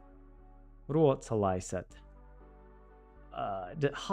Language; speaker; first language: Finnish; non-native, learner; English